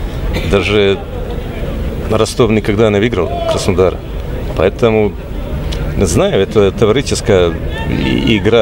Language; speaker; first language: Russian; non-native, learner; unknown